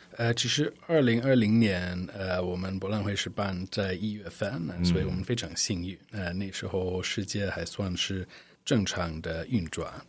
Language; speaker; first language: Chinese; non-native, fluent; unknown